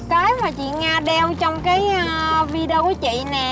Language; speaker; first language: Vietnamese; native; Vietnamese